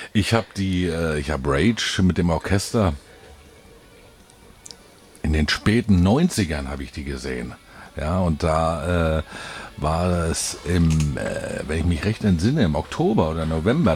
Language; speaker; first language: German; native; German